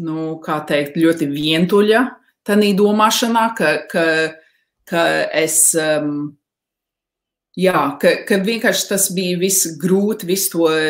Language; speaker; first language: Latvian; early bilingual, heritage; Latvian